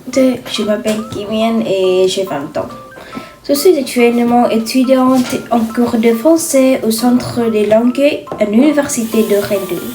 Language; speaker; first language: French; non-native, fluent; Vietnamese